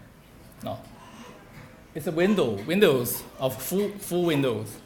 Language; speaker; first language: English; non-native, learner; Chinese